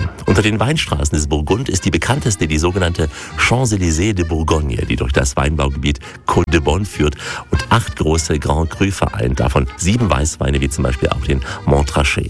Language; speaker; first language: German; native; German